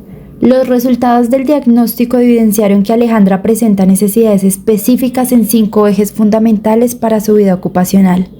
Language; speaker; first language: Spanish; native; Spanish